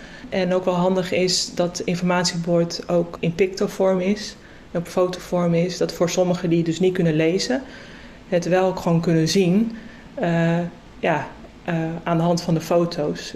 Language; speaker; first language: Dutch; native; Dutch